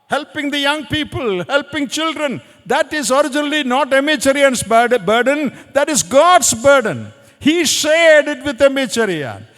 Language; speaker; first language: English; non-native, local second language; Malayalam